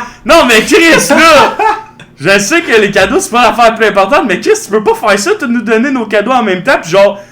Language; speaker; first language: French; native; French